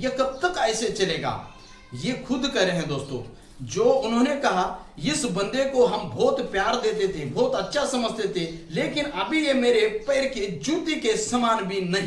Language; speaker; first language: Hindi; native; Hindi